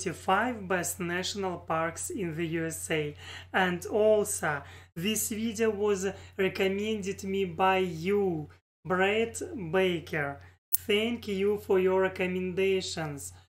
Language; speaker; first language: English; non-native, learner; Russian